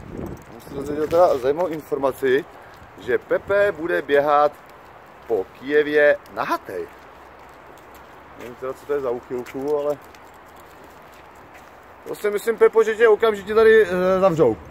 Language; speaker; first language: Czech; native; Czech